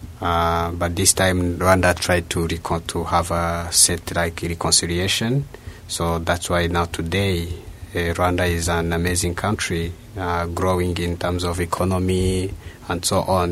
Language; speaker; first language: English; non-native, local second language; Kinyarwanda